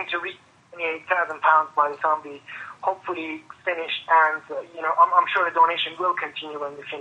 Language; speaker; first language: English; non-native, fluent; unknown